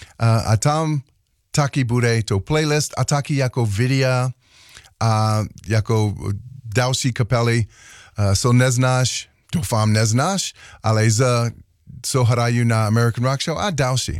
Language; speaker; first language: Czech; non-native, learner; English